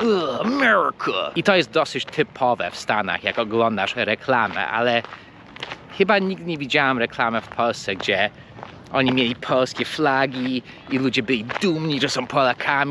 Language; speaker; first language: Polish; non-native, fluent; English